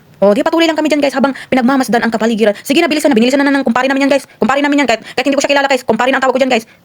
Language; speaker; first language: Filipino; non-native, local second language; Cebuano